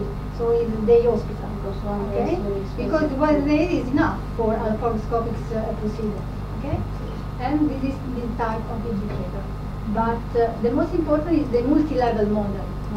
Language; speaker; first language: English; non-native, fluent; Italian